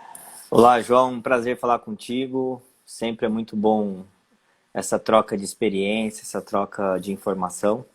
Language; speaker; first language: Portuguese; native; Portuguese